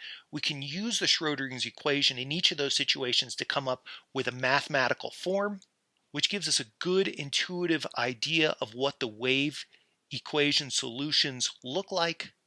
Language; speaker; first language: English; native; English